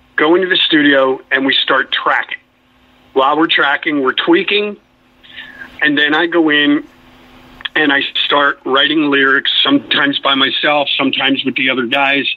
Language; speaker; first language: English; native; English